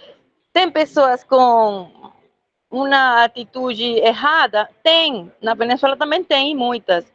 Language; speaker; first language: Portuguese; non-native, fluent; Spanish